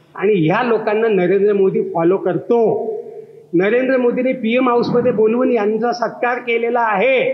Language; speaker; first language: Marathi; native; Marathi